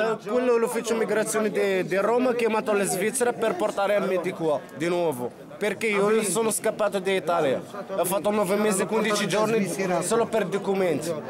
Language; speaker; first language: Italian; non-native, learner; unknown